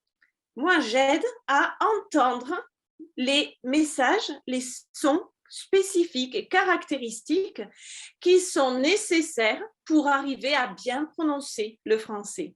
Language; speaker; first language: French; native; French